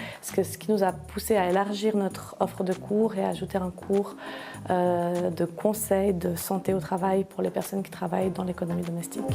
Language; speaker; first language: French; native; French